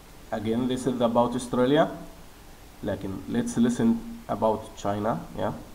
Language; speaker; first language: English; non-native, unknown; Arabic